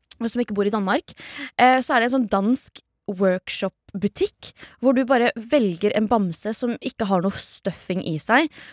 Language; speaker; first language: Norwegian; early bilingual, other home language; Kurdish